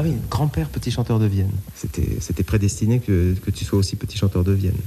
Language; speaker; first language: French; native; French